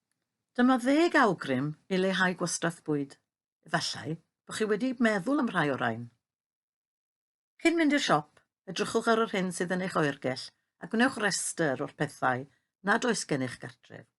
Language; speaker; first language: Welsh; native; Welsh